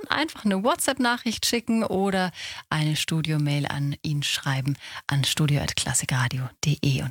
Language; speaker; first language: German; native; German